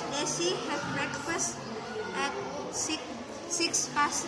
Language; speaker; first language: English; non-native, learner; Indonesian